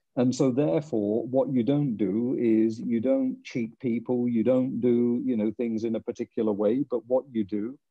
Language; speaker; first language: English; non-native, local second language; Punjabi